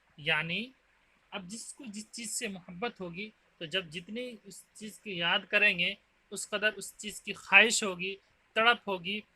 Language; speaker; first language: Urdu; native; Urdu